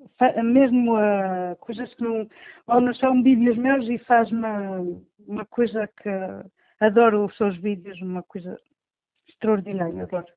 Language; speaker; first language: Portuguese; early bilingual, heritage; Portuguese